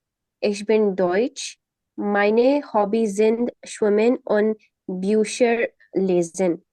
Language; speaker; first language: German; non-native, learner; Urdu